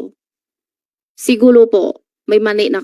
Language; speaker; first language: Filipino; non-native, learner; Chinese